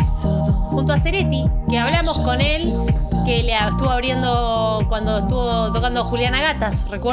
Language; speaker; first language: Spanish; native; Spanish